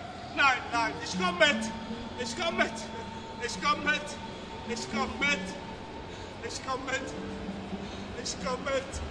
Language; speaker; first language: German; non-native, learner; Arabic